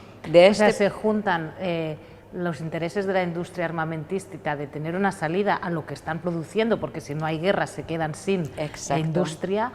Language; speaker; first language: Spanish; non-native, local second language; Catalan